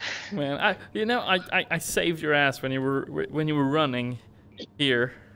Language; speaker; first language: English; non-native, fluent; German